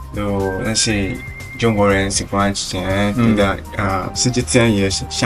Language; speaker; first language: Chinese; non-native, learner; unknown